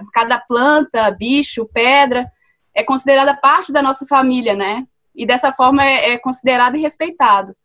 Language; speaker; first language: Portuguese; native; Portuguese